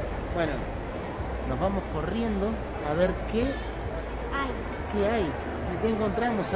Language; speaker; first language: Spanish; native; Spanish